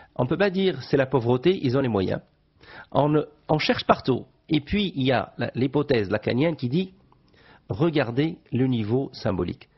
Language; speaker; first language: French; non-native, local second language; Arabic